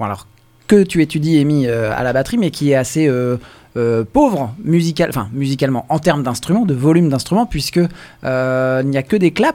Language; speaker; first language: French; native; French